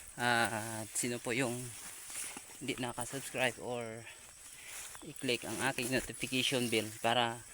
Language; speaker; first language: Filipino; non-native, local second language; Masbatenyo